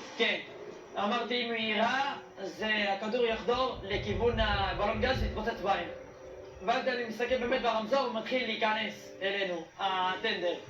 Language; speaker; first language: Hebrew; non-native, local second language; Arabic